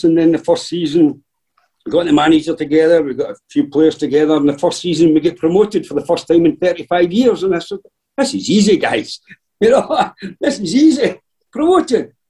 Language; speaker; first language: English; native; English